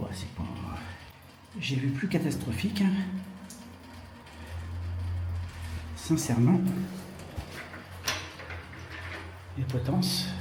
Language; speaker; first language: French; native; French